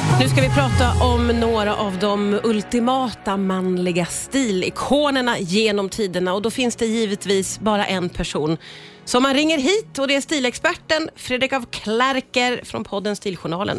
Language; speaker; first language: Swedish; native; Swedish